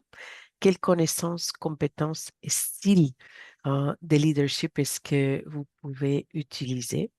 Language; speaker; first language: French; non-native, fluent; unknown